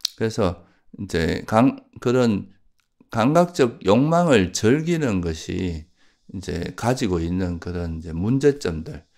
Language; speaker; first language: Korean; native; Korean